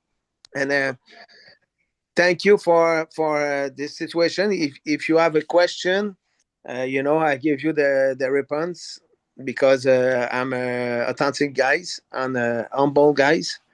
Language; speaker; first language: English; non-native, learner; French